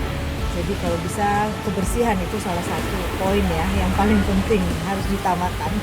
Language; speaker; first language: Indonesian; native; Indonesian